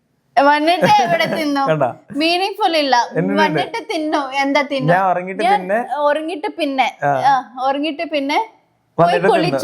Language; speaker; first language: Malayalam; non-native, learner; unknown